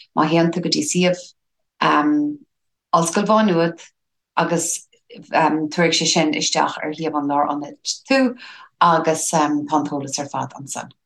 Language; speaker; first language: Irish; native; Irish